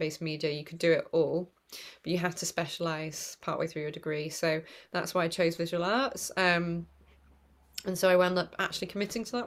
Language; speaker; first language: English; native; English